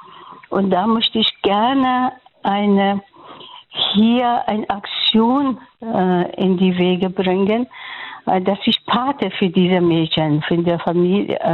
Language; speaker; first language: German; non-native, fluent; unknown